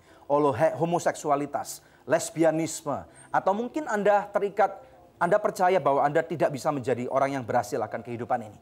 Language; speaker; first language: Indonesian; native; Indonesian